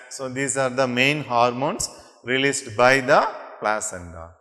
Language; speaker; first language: English; non-native, local second language; Tamil